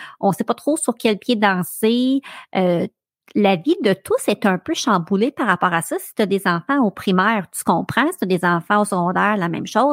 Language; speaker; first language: French; native; French